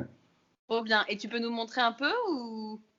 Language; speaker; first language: French; native; French